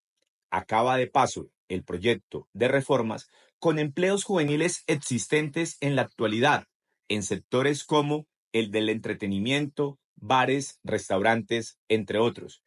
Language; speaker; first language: Spanish; native; Spanish